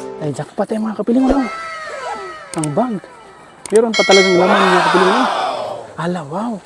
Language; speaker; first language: Filipino; non-native, local second language; Cebuano